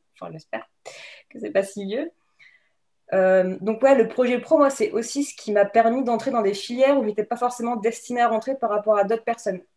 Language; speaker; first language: French; native; French